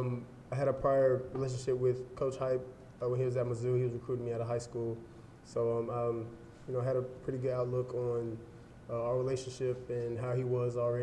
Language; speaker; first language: English; native; English